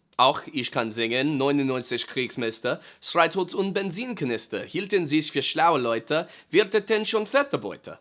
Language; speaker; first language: German; non-native, learner; English